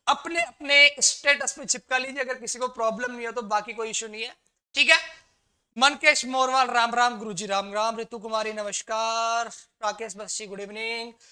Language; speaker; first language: Hindi; native; Hindi